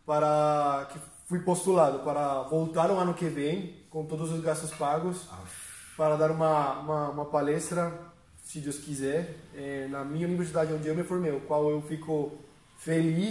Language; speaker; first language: Portuguese; non-native, fluent; Spanish